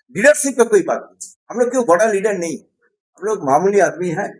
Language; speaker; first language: Hindi; non-native, local second language; Bangla